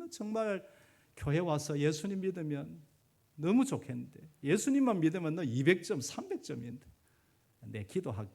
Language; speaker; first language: Korean; native; Korean